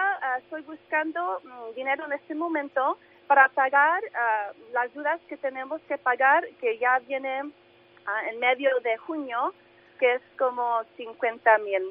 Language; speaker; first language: Spanish; early bilingual, heritage; English